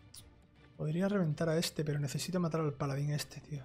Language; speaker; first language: Spanish; native; Spanish